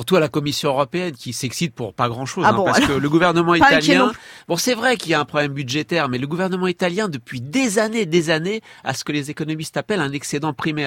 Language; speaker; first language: French; native; French